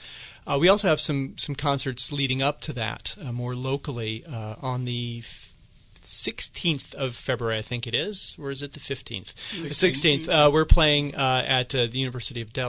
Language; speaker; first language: English; native; English